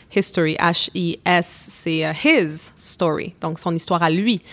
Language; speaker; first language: French; native; French